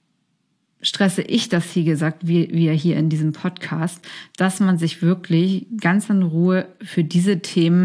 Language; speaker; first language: German; native; German